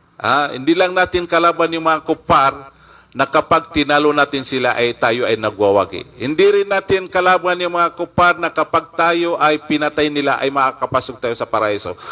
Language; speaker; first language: Filipino; non-native, local second language; Maguindanaon